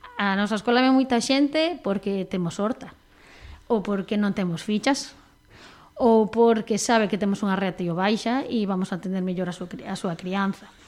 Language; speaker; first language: Galician; native; Galician